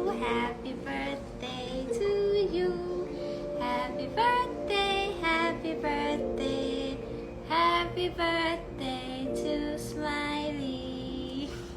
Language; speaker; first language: English; non-native, fluent; Thai